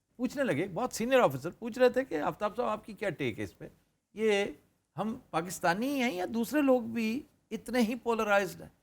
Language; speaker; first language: Urdu; non-native, local second language; Punjabi